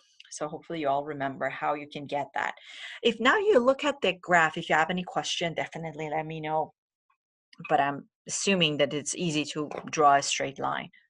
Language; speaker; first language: English; non-native, fluent; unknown